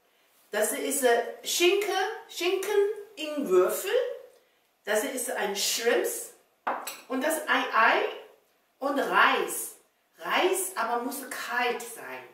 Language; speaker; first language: German; non-native, learner; Chinese